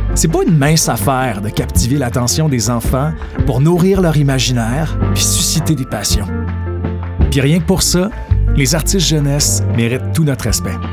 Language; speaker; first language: French; native; French